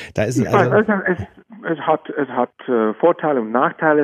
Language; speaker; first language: German; non-native, fluent; Czech